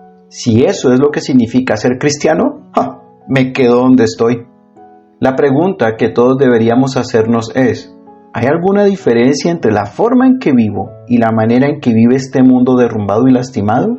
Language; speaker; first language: Spanish; native; Spanish